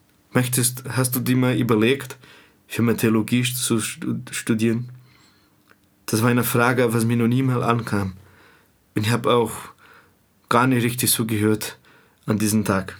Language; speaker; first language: German; non-native, fluent; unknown